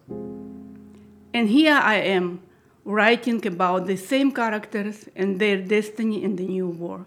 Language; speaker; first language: English; non-native, learner; Russian